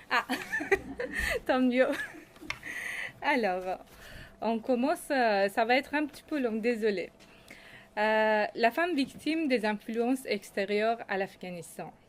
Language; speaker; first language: French; non-native, fluent; Persian